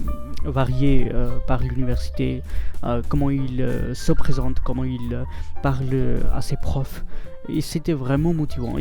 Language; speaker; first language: French; non-native, fluent; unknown